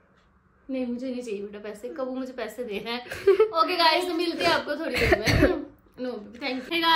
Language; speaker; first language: Hindi; native; Hindi